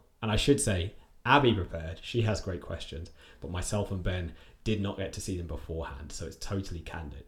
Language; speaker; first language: English; native; English